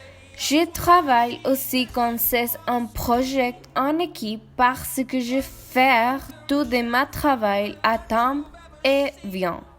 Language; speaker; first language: French; non-native, learner; Spanish